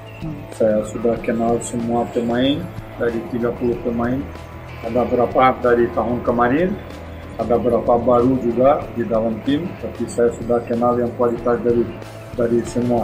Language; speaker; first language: Indonesian; non-native, fluent; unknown